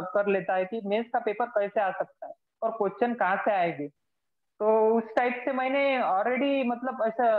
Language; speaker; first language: Hindi; non-native, local second language; Marathi